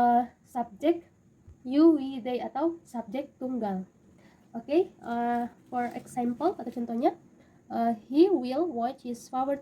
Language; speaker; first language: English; non-native, learner; Indonesian